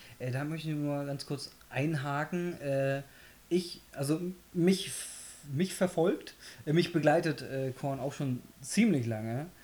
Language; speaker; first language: German; early bilingual, other home language; Polish